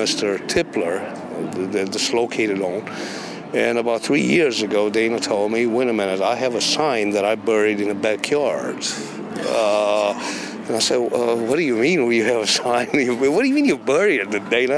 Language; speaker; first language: English; non-native, fluent; Romanian